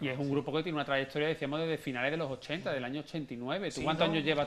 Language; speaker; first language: Spanish; native; Spanish